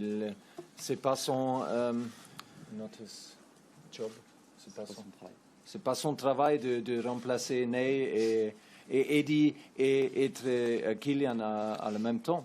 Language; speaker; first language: French; non-native, learner; German